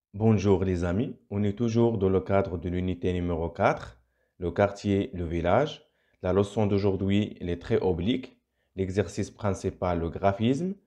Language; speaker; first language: French; non-native, local second language; Arabic